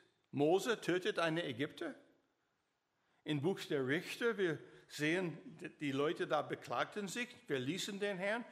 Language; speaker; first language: German; non-native, learner; English